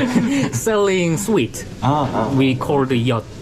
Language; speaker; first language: English; non-native, learner; Korean